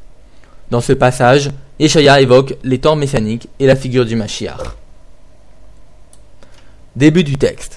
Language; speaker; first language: French; native; French